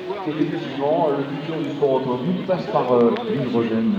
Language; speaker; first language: French; native; French